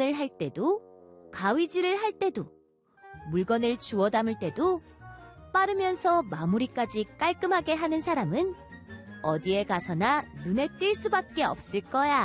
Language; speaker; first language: Korean; native; Korean